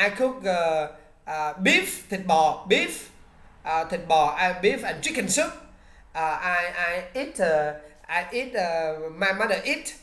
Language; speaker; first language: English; non-native, learner; Vietnamese